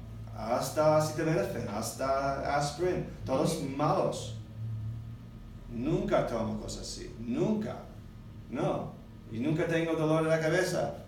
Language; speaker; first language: Spanish; non-native, learner; English